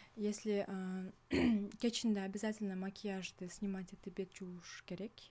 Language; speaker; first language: Russian; non-native, local second language; Kyrgyz